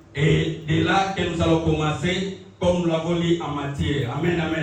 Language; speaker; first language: French; non-native, local second language; Lingala